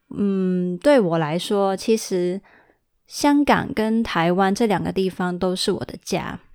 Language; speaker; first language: Chinese; early bilingual, heritage; Chinese